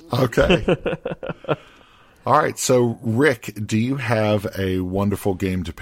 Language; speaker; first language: English; native; English